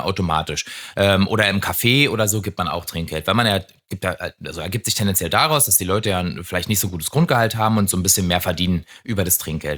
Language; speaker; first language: German; native; German